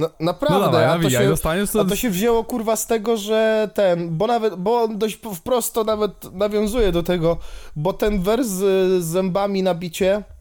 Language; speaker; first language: Polish; native; Polish